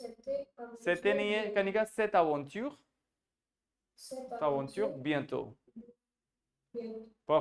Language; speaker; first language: French; non-native, fluent; Hindi